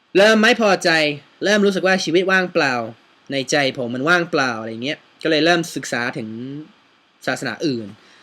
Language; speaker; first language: Thai; non-native, fluent; English